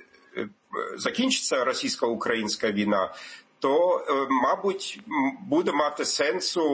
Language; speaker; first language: Ukrainian; non-native, fluent; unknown